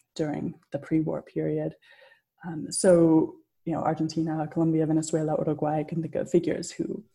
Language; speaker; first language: English; native; English